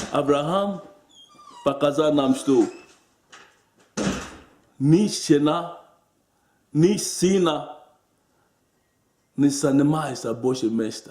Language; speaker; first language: Russian; non-native, learner; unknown